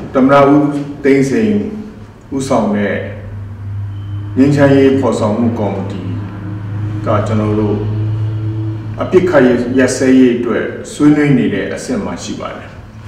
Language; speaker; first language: Burmese; non-native, local second language; Hakha Chin